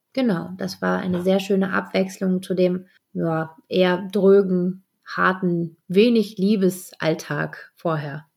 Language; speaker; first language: German; native; German